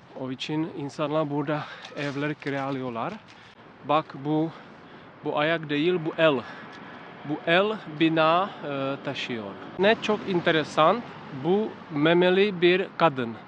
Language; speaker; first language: Turkish; non-native, learner; Czech